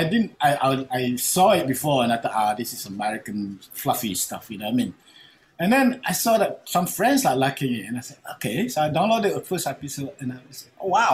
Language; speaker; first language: English; non-native, local second language; Malay